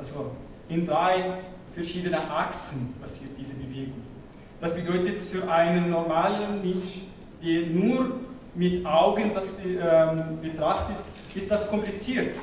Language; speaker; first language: German; non-native, fluent; Arabic